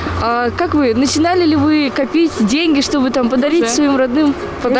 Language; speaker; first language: Russian; native; Russian